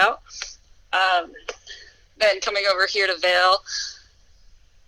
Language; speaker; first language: English; native; English